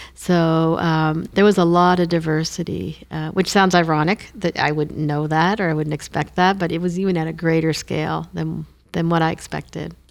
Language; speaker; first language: English; non-native, fluent; Hindi